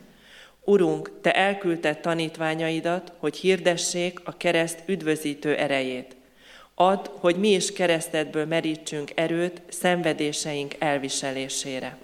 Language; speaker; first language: Hungarian; native; Hungarian